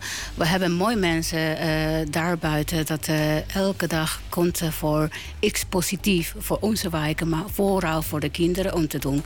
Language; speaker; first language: Dutch; non-native, learner; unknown